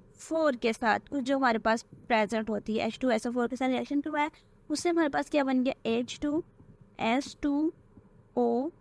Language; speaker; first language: Hindi; native; Hindi